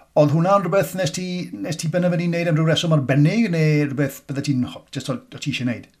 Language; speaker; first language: Welsh; native; Welsh